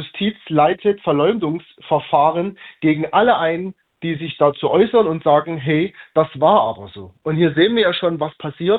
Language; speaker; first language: German; native; German